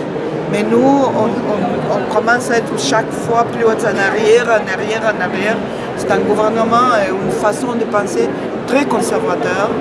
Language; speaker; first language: French; non-native, fluent; Spanish